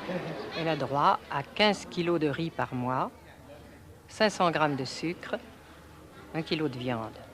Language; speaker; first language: French; native; French